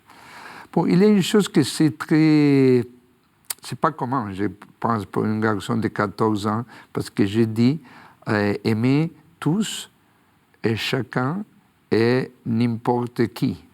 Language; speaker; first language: French; non-native, fluent; Spanish